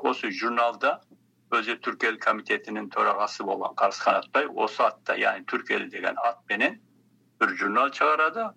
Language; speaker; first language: Kazakh; early bilingual, heritage; Kazakh